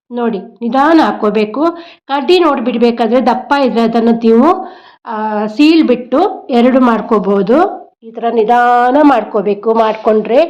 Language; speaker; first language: Kannada; non-native, local second language; Konkani